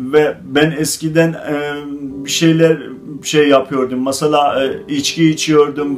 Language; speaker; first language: Turkish; non-native, learner; Azerbaijani